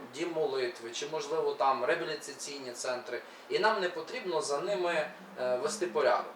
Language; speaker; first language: Ukrainian; native; Ukrainian